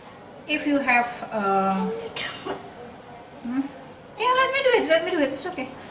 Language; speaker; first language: English; non-native, learner; Indonesian